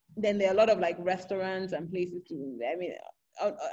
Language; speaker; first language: English; non-native, local second language; Yoruba